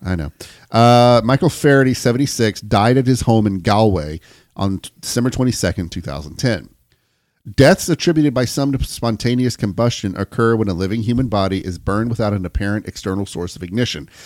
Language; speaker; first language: English; native; English